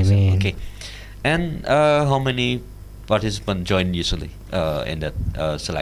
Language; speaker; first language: English; non-native, learner; Indonesian